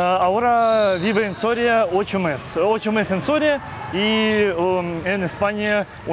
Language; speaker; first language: Spanish; non-native, learner; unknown